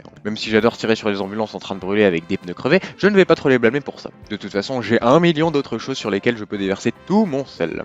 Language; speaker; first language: French; native; French